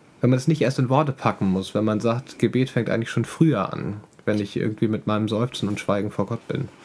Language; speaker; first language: German; native; German